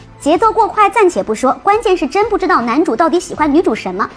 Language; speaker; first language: Chinese; native; Chinese